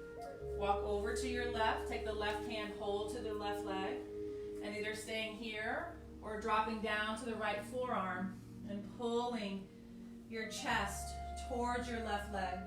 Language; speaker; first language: English; native; English